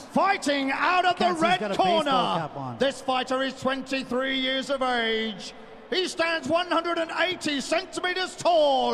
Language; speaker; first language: English; native; English